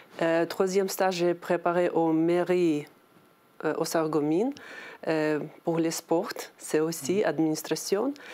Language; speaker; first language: French; non-native, learner; Ukrainian